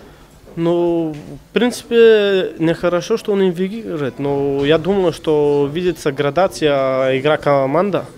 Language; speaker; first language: Russian; non-native, learner; Bulgarian